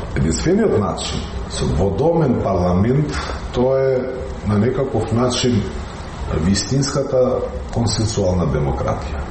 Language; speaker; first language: Macedonian; non-native, local second language; Albanian